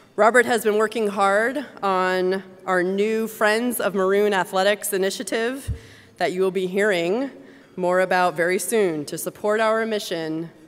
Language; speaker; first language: English; native; English